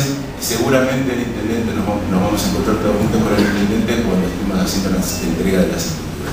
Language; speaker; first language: Spanish; native; Spanish